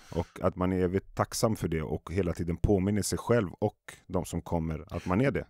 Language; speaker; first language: Swedish; early bilingual, other home language; Arabic